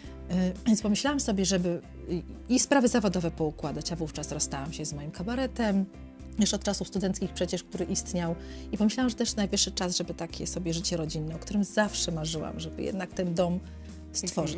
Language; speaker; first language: Polish; native; Polish